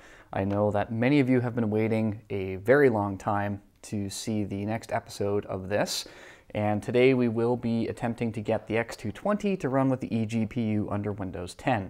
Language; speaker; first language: English; native; English